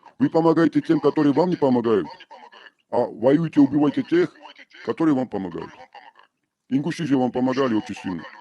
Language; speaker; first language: Russian; non-native, local second language; Georgian